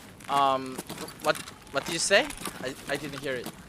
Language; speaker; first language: English; non-native, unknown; Korean